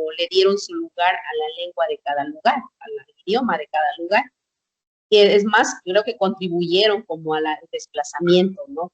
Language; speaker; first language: Spanish; non-native, local second language; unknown